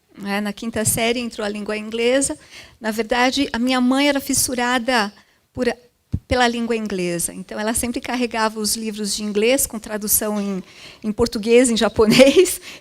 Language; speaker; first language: Portuguese; early bilingual, other home language; Japanese